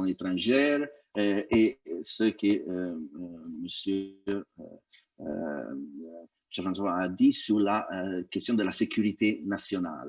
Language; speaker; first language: French; non-native, fluent; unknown